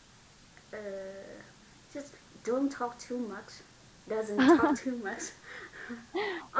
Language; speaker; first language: English; non-native, learner; Vietnamese